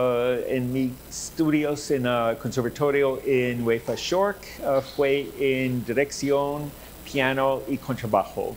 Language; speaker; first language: Spanish; non-native, learner; English